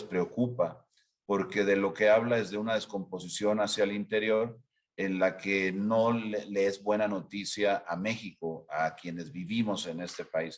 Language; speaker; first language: Spanish; native; Spanish